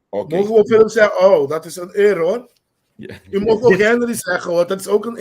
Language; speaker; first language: Dutch; non-native, local second language; Papiamento